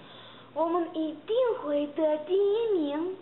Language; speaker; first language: Chinese; non-native, learner; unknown